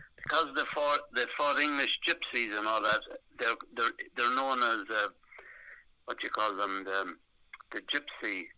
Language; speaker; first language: English; native; English